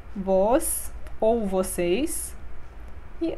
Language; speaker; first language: Portuguese; non-native, fluent; Russian